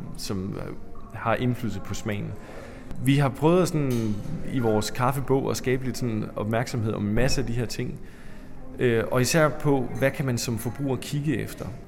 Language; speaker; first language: Danish; native; Danish